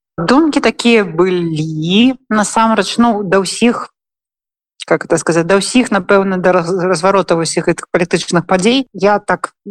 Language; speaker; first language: Belarusian; non-native, local second language; Russian